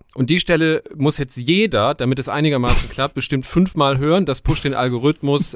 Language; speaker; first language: German; native; German